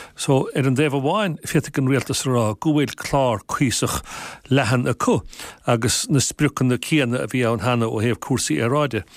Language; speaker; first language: Irish; native; Irish